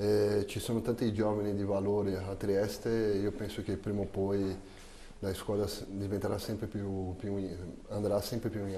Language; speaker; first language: Italian; non-native, fluent; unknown